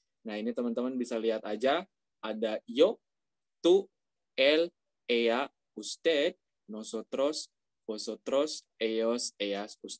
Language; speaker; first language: Spanish; non-native, fluent; Indonesian